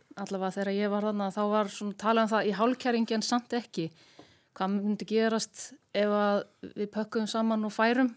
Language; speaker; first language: Icelandic; native; Icelandic